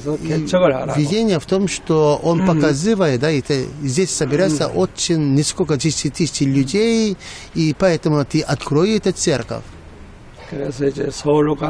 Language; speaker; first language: Russian; non-native, learner; Korean